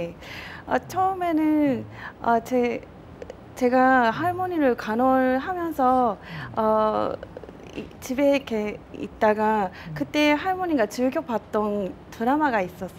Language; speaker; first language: Korean; non-native, fluent; Japanese